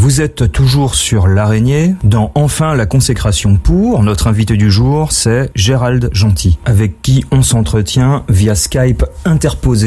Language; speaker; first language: French; native; French